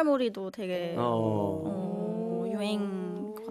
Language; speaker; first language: Korean; non-native, fluent; German